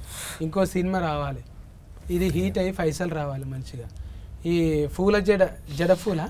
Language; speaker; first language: Telugu; native; Telugu